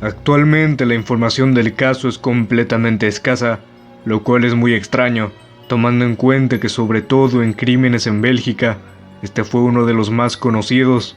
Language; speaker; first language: Spanish; native; Spanish